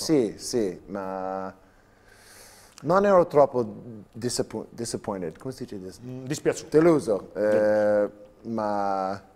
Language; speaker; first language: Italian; non-native, learner; English